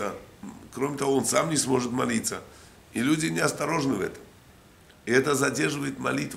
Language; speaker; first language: Russian; native; Russian